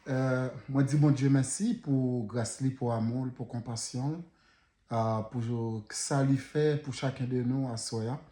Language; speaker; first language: French; non-native, local second language; Haitian Creole